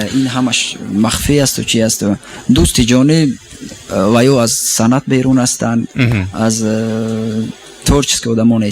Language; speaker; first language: Persian; non-native, local second language; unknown